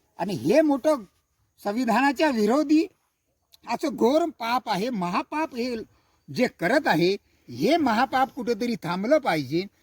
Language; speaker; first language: Marathi; native; Marathi